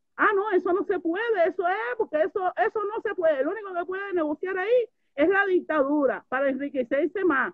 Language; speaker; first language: Spanish; native; Spanish